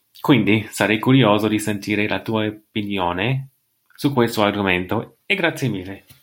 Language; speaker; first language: Italian; non-native, fluent; English